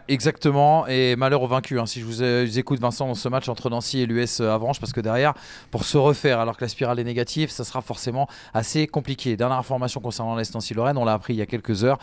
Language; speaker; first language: French; native; French